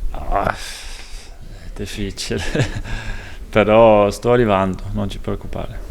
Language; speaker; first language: Italian; non-native, fluent; Danish